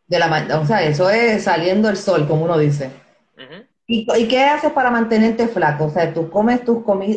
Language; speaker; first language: Spanish; native; Spanish